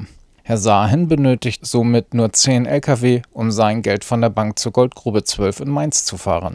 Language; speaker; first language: German; native; German